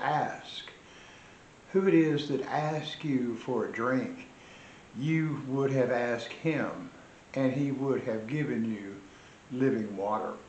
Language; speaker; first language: English; native; English